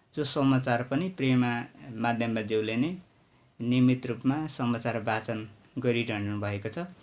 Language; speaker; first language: Nepali; non-native, local second language; Limbu